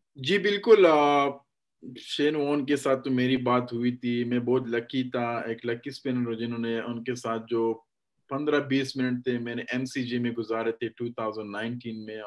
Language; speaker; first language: Hindi; non-native, fluent; Pashto